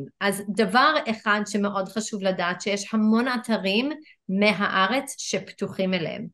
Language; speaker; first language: Hebrew; non-native, fluent; English